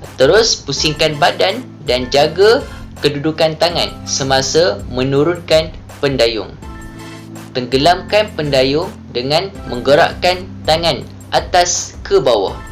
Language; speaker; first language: Malay; native; Malay